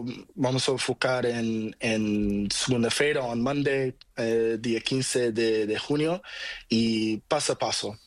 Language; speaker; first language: Spanish; non-native, learner; Portuguese